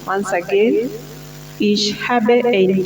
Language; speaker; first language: German; non-native, learner; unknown